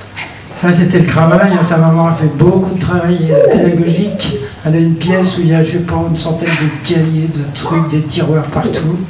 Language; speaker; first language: French; native; French